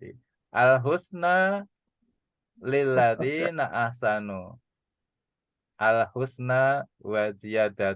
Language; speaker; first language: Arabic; non-native, fluent; Indonesian